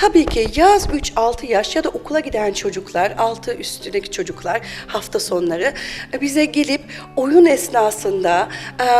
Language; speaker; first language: Turkish; early bilingual, heritage; German